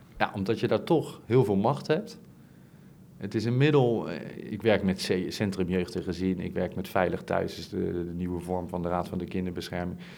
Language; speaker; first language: Dutch; native; Dutch